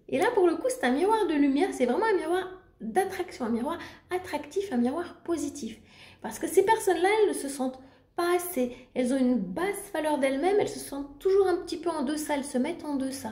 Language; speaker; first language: French; native; French